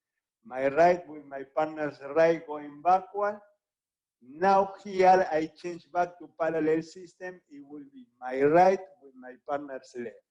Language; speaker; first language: English; non-native, fluent; Spanish